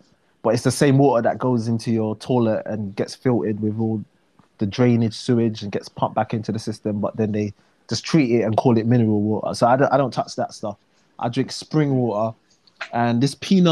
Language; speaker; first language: English; native; English